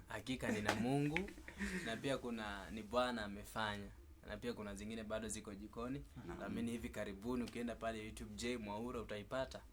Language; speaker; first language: Swahili; non-native, local second language; Kikuyu